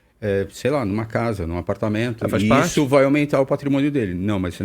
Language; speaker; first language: Portuguese; native; Portuguese